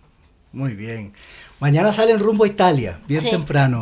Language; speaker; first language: Spanish; native; Spanish